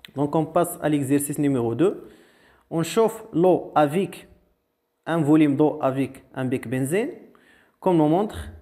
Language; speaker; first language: French; non-native, local second language; Arabic